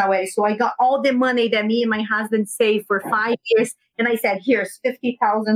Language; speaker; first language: English; non-native, fluent; Portuguese